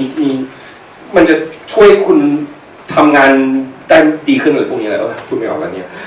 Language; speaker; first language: Thai; early bilingual, heritage; Thai